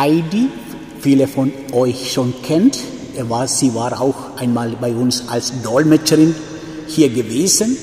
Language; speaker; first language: German; non-native, fluent; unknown